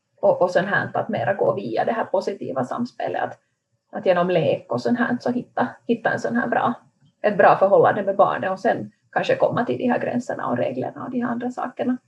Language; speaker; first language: Swedish; native; Swedish